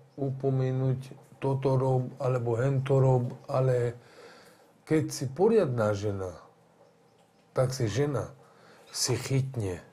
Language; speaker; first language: Slovak; non-native, local second language; Hungarian